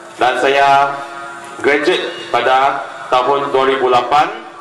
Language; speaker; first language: Malay; non-native, local second language; Chinese